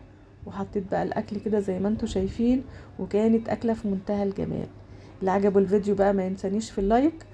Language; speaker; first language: Arabic; native; Arabic